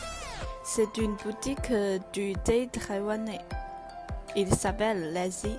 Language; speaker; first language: French; non-native, learner; Chinese